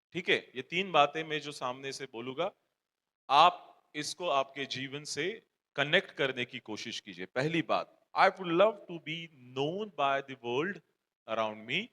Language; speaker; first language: Hindi; non-native, local second language; Marathi